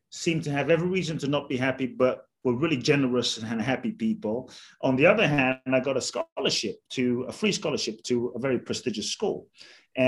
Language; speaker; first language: English; native; English